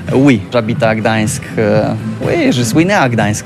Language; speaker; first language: French; non-native, learner; Polish